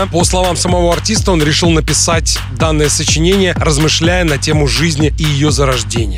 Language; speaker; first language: Russian; native; Russian